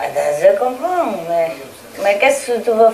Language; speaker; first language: French; non-native, fluent; Vietnamese